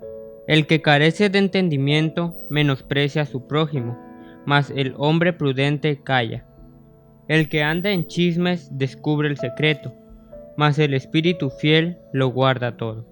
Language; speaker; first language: Spanish; native; Spanish